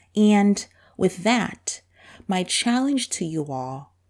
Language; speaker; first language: English; non-native, local second language; Bemba